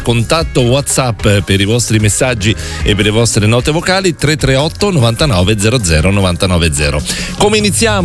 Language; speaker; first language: Italian; native; Italian